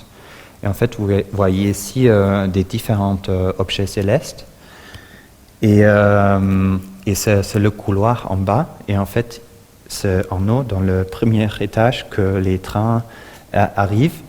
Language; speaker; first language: French; non-native, fluent; German